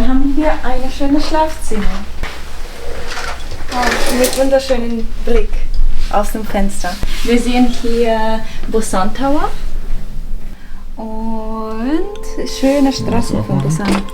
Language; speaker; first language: German; non-native, fluent; Russian